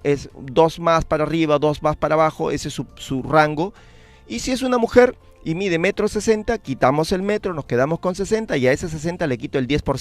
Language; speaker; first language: Spanish; native; Spanish